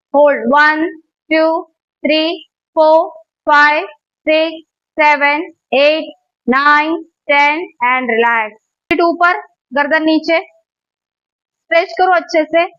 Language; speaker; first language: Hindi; non-native, local second language; Marathi